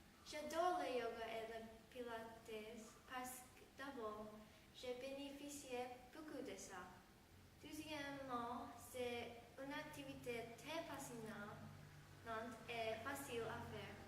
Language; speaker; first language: French; non-native, learner; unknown